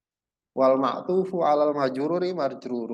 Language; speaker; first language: Arabic; non-native, fluent; Indonesian